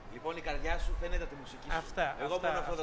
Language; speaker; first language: Greek; native; Greek